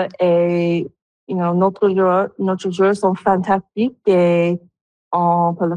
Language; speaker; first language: French; non-native, local second language; English